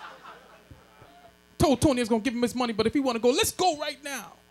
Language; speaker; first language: English; native; English